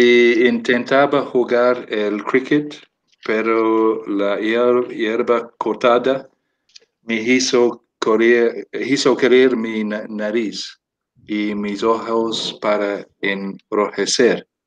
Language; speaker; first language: Spanish; non-native, fluent; English